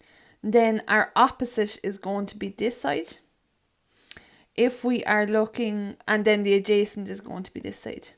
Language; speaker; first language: English; native; English